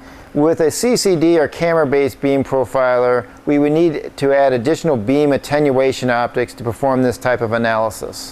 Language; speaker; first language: English; native; English